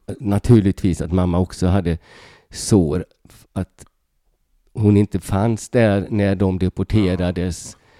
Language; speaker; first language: Swedish; early bilingual, other home language; Hungarian